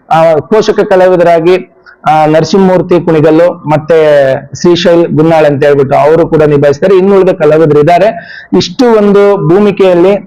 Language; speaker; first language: Kannada; native; Kannada